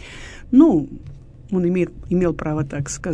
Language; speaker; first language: Russian; native; Russian